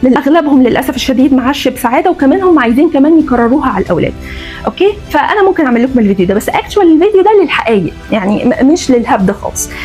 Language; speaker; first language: Egyptian Arabic; early bilingual, heritage; Arabic